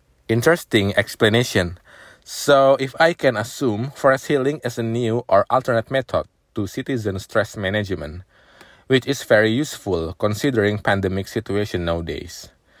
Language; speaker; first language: English; non-native, fluent; Indonesian